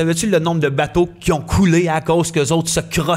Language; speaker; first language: French; native; French